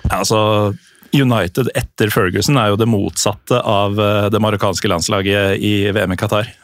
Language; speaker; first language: Norwegian; native; Norwegian